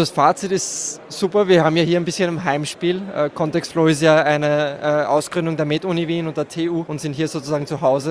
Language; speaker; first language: German; native; German